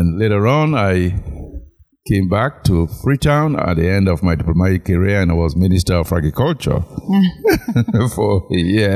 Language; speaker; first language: English; non-native, local second language; Krio